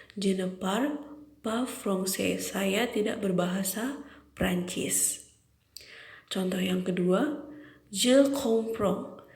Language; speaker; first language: Indonesian; native; Indonesian